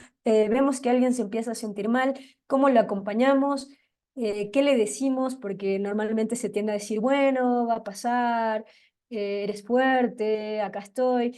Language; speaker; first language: Spanish; native; Spanish